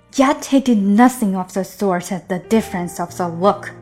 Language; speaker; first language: English; non-native, fluent; Chinese